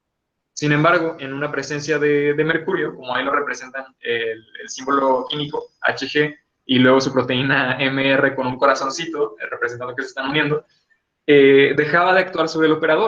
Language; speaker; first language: Spanish; native; Spanish